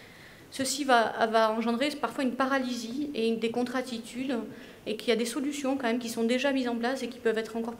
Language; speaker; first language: French; native; French